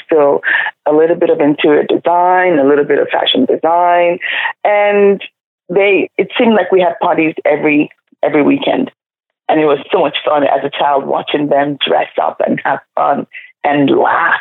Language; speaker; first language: English; non-native, local second language; Igbo